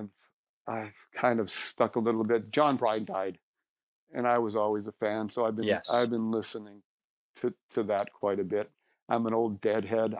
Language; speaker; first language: English; native; English